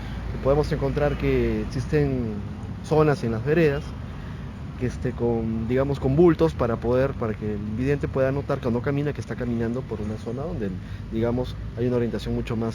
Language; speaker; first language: Spanish; native; Spanish